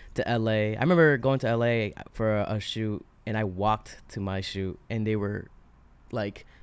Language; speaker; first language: English; native; English